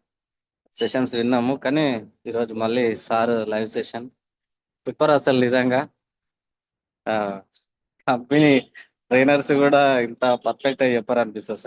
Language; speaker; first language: Telugu; native; Telugu